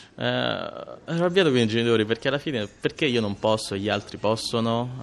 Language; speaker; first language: Italian; native; Italian